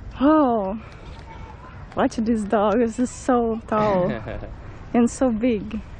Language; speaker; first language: English; non-native, learner; Portuguese